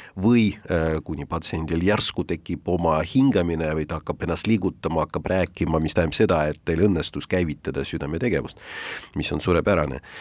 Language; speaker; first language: Estonian; non-native, local second language; Russian